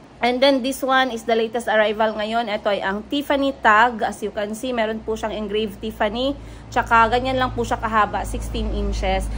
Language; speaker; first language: Filipino; native; Filipino